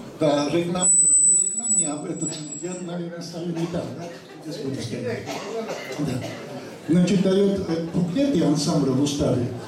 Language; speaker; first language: Russian; non-native, local second language; Armenian